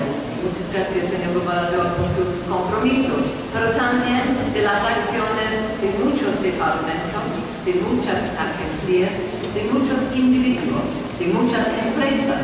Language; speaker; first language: Spanish; non-native, fluent; English